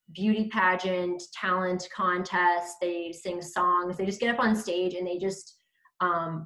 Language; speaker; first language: English; native; English